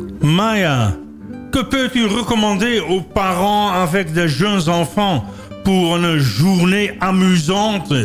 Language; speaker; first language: French; non-native, learner; Dutch